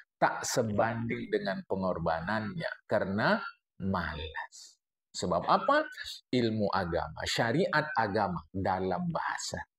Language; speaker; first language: Indonesian; native; Indonesian